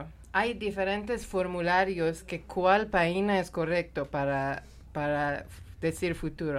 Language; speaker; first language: Spanish; non-native, learner; Persian